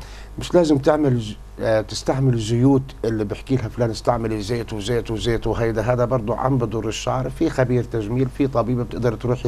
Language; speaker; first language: Arabic; native; Arabic